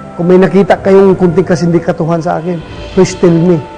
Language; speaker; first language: Filipino; native; Filipino